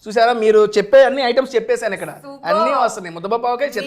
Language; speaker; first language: Telugu; native; Telugu